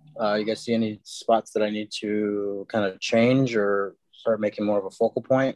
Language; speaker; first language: English; native; English